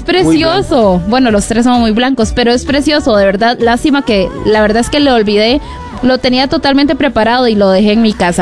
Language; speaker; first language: Spanish; native; Spanish